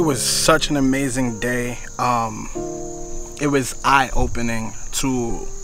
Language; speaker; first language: English; native; English